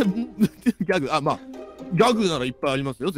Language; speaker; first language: Japanese; native; Japanese